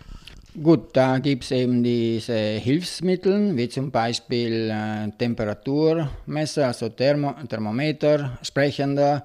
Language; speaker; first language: German; non-native, local second language; Italian